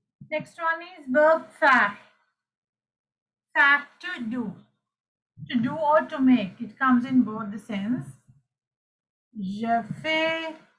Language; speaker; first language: English; non-native, local second language; Sinhala